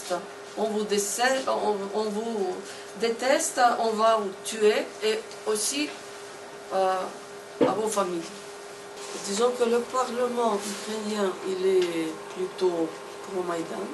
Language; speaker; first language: French; non-native, fluent; Russian